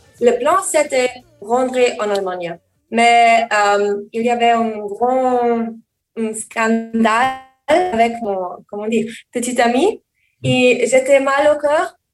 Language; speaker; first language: French; non-native, learner; German